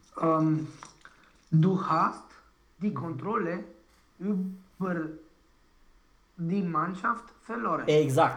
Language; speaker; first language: German; non-native, learner; Romanian